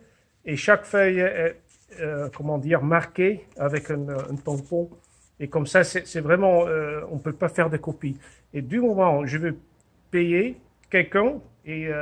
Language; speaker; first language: French; non-native, fluent; Dutch